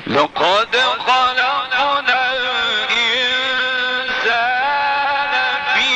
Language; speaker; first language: Arabic; native; Arabic